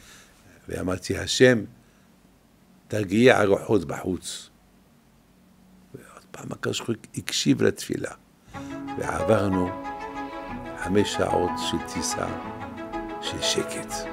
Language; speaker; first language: Hebrew; non-native, fluent; French